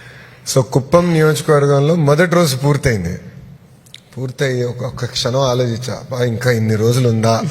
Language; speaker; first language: Telugu; native; Telugu